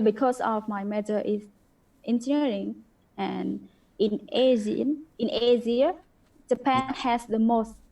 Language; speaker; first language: English; non-native, learner; Khmer